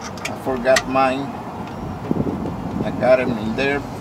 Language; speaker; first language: English; non-native, fluent; Spanish